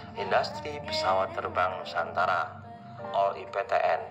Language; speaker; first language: English; non-native, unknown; Indonesian